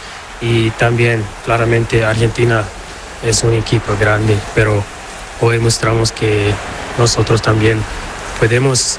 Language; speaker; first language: Spanish; non-native, learner; Portuguese